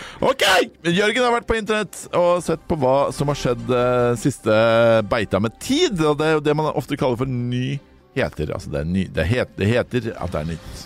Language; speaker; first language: Norwegian; native; Norwegian